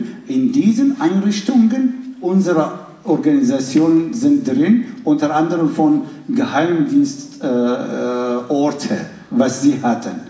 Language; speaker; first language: German; non-native, fluent; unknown